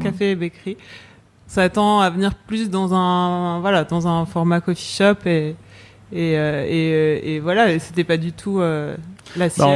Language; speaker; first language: French; native; French